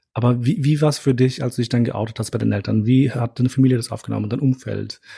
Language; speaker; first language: German; early bilingual, other home language; Albanian